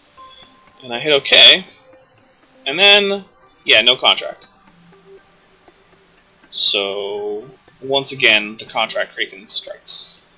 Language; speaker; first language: English; native; English